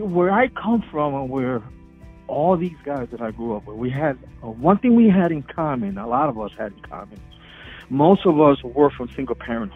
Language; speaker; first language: English; native; English